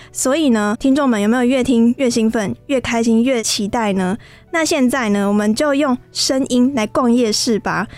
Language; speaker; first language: Chinese; native; Chinese